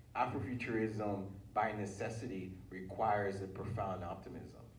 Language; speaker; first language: English; early bilingual, other home language; Haitian Creole